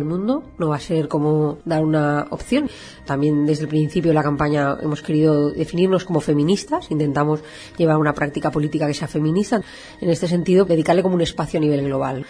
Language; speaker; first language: Spanish; native; Spanish